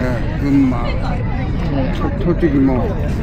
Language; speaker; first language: Japanese; native; Japanese